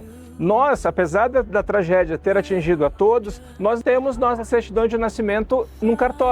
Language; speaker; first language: Portuguese; native; Portuguese